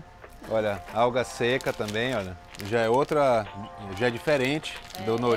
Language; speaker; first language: Portuguese; native; Portuguese